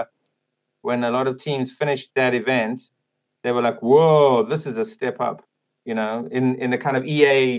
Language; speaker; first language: English; native; English